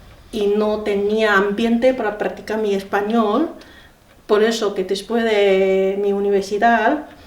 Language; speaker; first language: Spanish; non-native, learner; Chinese